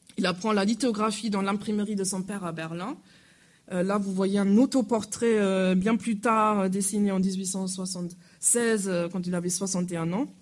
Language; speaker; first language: French; non-native, fluent; German